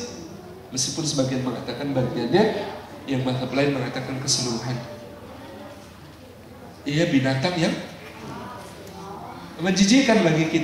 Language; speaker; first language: Indonesian; native; Indonesian